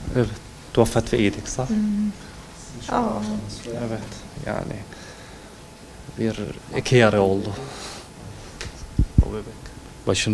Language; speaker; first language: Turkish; non-native, learner; Arabic